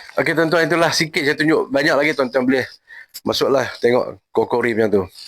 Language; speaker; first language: Malay; native; Malay